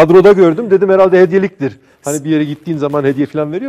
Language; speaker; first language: Turkish; early bilingual, other home language; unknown